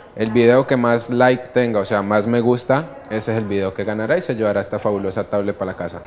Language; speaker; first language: Spanish; early bilingual, other home language; Italian